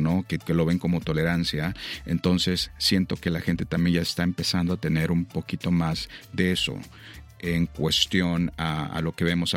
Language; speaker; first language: Spanish; native; Spanish